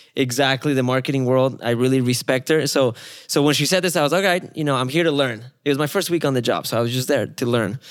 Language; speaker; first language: English; non-native, fluent; Spanish